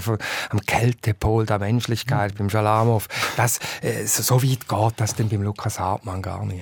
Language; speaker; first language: German; native; German